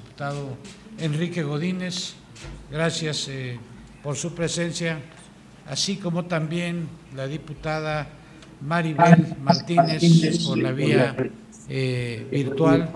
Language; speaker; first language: Spanish; native; Spanish